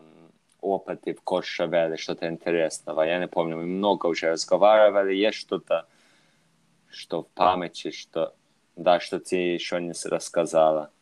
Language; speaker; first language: Russian; non-native, fluent; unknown